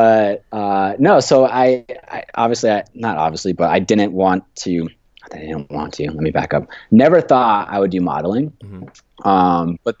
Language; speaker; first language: English; native; English